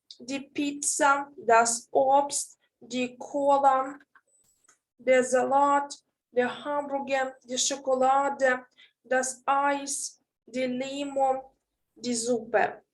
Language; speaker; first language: German; non-native, fluent; Ukrainian